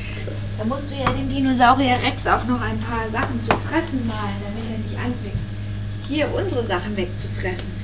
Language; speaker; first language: German; native; German